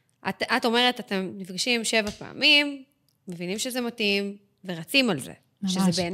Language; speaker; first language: Hebrew; native; Hebrew